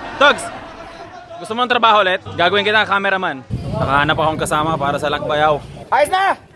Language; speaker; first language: Filipino; native; Filipino